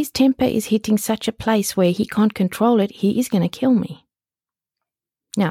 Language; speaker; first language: English; native; English